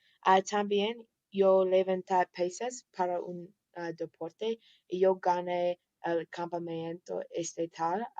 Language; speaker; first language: Spanish; non-native, learner; English